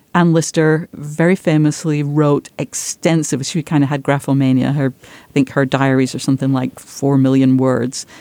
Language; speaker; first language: English; native; English